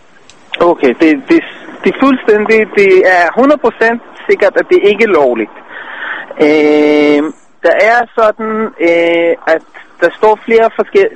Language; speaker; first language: Danish; non-native, fluent; Hebrew